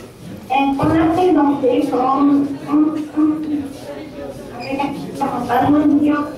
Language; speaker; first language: French; non-native, local second language; Arabic